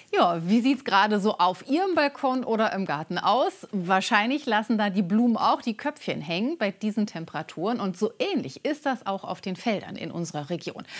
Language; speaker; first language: German; native; German